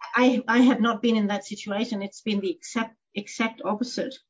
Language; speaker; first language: English; non-native, fluent; Danish